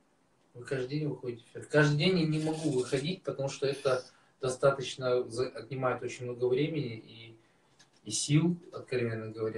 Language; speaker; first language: Russian; native; Russian